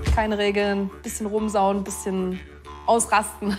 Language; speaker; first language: German; native; German